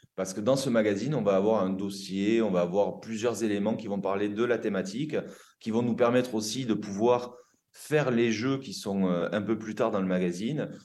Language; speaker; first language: French; native; French